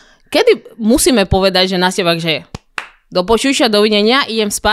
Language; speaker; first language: Slovak; non-native, fluent; Spanish